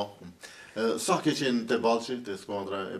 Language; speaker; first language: Albanian; native; Albanian